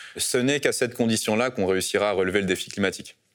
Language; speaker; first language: French; native; French